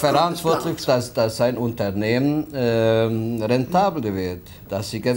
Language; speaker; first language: German; non-native, fluent; Hungarian